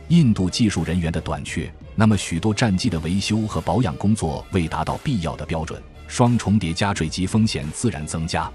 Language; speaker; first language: Chinese; native; Chinese